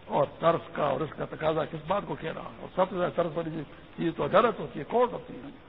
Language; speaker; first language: Urdu; non-native, local second language; Pashto